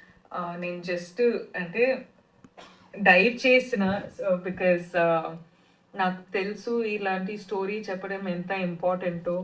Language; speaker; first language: Telugu; non-native, fluent; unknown